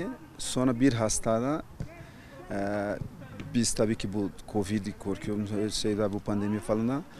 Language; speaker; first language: Turkish; non-native, fluent; Portuguese